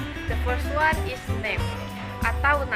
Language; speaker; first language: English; non-native, learner; Indonesian